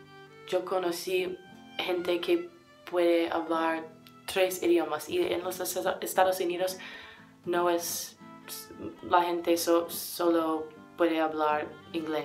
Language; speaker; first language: Spanish; non-native, learner; English